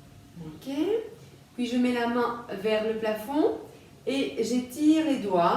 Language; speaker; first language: French; native; French